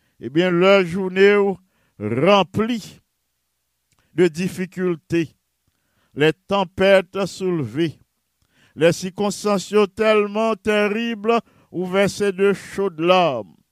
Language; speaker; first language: French; non-native, local second language; Haitian Creole